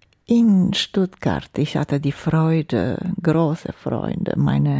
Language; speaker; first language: German; non-native, fluent; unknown